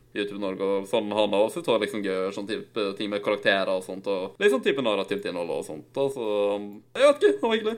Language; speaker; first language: Norwegian; native; Norwegian